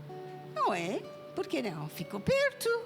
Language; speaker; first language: Portuguese; non-native, fluent; English